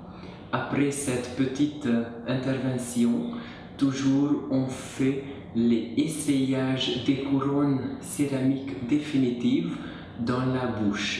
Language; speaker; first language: French; non-native, fluent; Hungarian